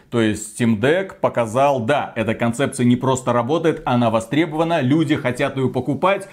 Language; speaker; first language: Russian; native; Russian